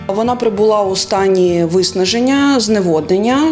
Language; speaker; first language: Ukrainian; native; Ukrainian